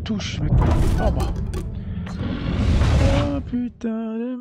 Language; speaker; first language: French; native; French